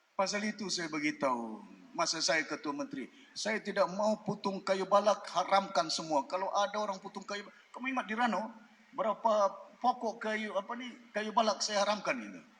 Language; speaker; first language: Malay; native; Malay